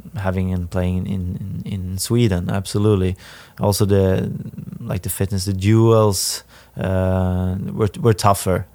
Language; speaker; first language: English; non-native, fluent; Swedish